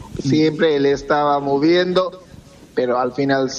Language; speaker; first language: Spanish; non-native, fluent; Bangla